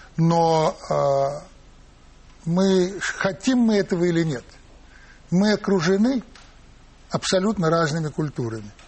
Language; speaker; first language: Russian; native; Russian